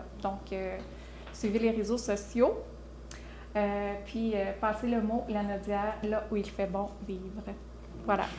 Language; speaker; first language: French; native; French